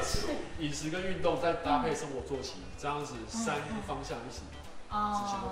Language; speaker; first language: Chinese; native; Chinese